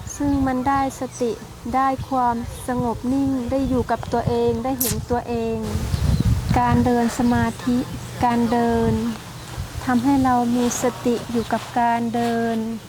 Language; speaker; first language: Thai; native; Thai